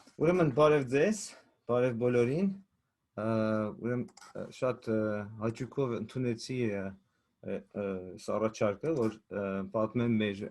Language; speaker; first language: Armenian; native; Armenian